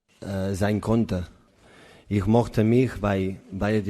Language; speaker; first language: German; non-native, learner; Catalan